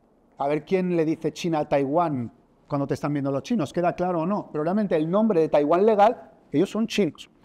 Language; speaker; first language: Spanish; native; Spanish